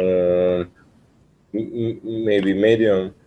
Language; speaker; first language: English; non-native, learner; Russian